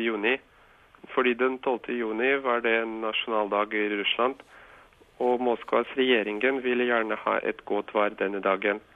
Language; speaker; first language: Norwegian; non-native, fluent; Russian